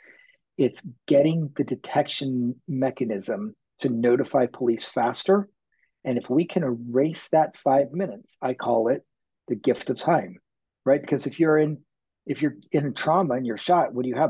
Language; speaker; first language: English; native; English